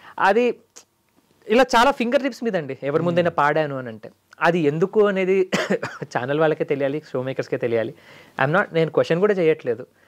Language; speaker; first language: Telugu; native; Telugu